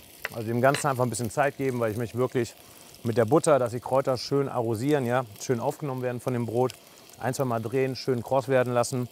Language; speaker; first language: German; native; German